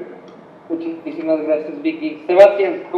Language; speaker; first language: Spanish; native; Spanish